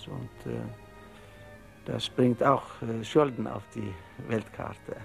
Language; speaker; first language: German; non-native, learner; Norwegian